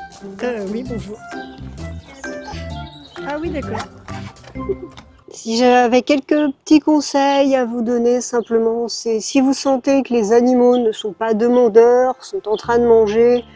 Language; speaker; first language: French; native; French